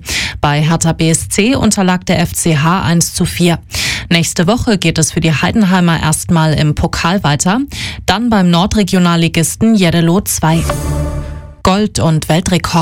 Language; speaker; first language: German; native; German